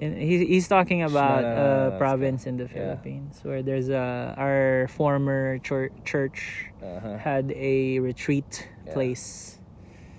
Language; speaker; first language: English; non-native, local second language; Filipino